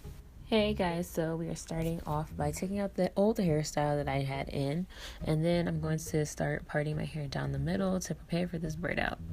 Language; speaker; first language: English; native; English